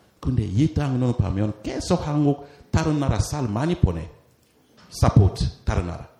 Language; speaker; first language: Korean; non-native, learner; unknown